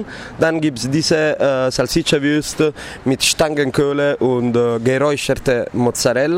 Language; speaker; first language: German; non-native, fluent; Italian